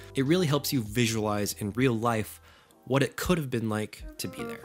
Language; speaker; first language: English; native; English